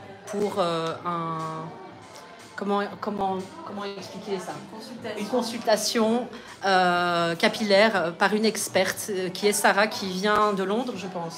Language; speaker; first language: French; native; French